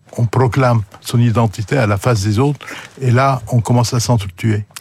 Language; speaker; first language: French; non-native, local second language; Arabic